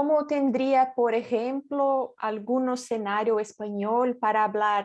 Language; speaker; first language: Spanish; non-native, fluent; Portuguese